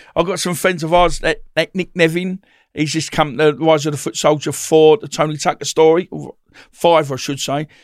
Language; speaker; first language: English; native; English